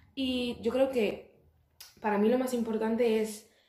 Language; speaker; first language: Spanish; early bilingual, other home language; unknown